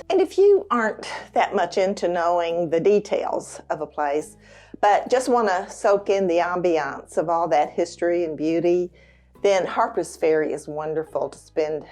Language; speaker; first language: English; native; English